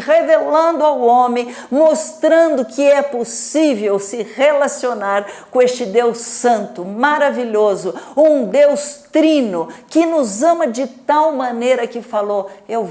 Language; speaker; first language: Portuguese; native; Portuguese